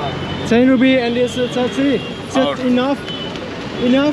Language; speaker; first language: English; non-native, learner; Vietnamese